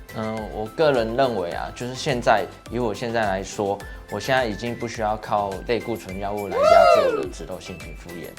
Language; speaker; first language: Chinese; native; Chinese